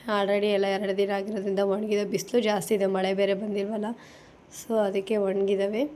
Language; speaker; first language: Kannada; native; Kannada